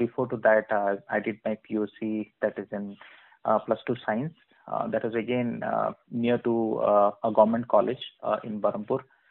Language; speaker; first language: English; non-native, local second language; Odia